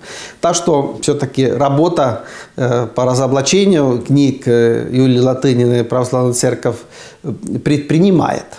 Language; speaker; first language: Russian; non-native, fluent; Estonian